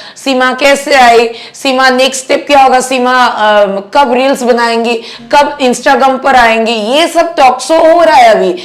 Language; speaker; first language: Hindi; non-native, local second language; Assamese